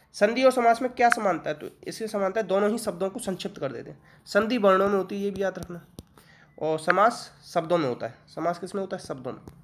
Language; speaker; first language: Hindi; native; Hindi